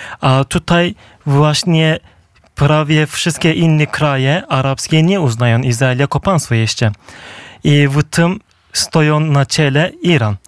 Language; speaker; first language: Polish; non-native, fluent; Turkish